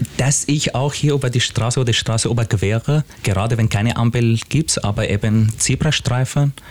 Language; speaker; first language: German; non-native, fluent; Arabic